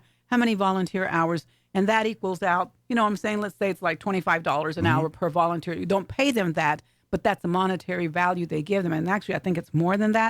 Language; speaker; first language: English; native; English